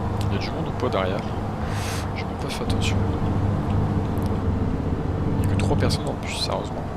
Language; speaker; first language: French; native; French